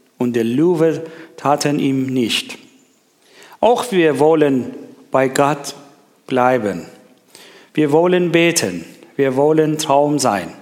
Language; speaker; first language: German; non-native, learner; Persian